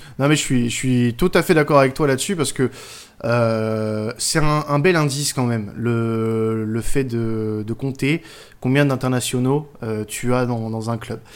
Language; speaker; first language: French; native; French